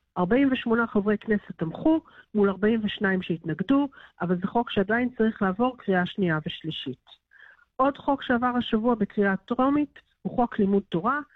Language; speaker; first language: Hebrew; native; Hebrew